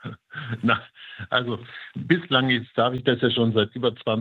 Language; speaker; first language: German; native; German